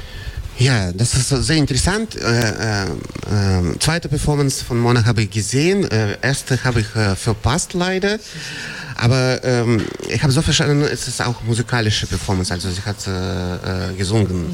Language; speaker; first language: German; non-native, fluent; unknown